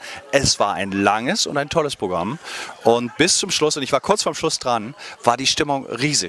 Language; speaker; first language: German; native; German